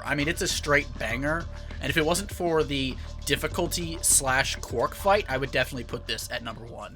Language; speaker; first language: English; native; English